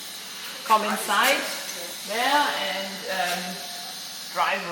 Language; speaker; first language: English; non-native, learner; German